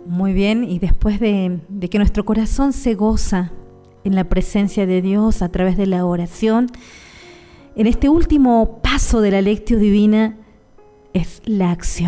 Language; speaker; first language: Spanish; native; Spanish